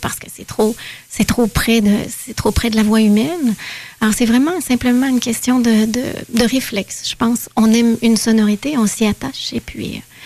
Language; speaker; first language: French; native; French